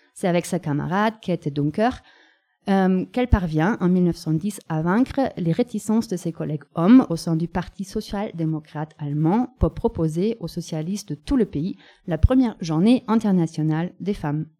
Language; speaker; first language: French; non-native, fluent; German